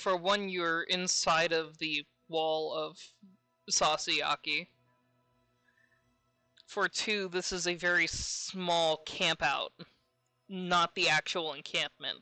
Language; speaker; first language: English; native; English